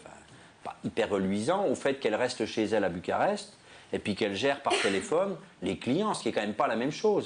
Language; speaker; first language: French; native; French